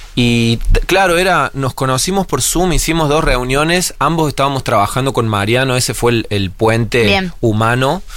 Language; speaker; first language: Spanish; native; Spanish